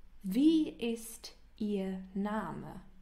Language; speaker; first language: German; non-native, fluent; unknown